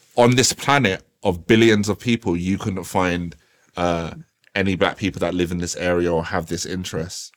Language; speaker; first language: English; native; English